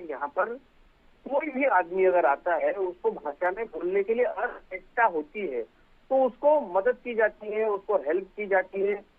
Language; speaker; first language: Hindi; non-native, local second language; Marathi